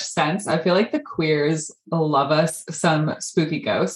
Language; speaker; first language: English; native; English